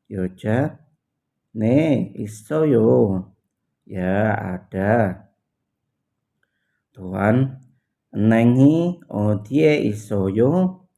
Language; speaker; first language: Korean; non-native, learner; Indonesian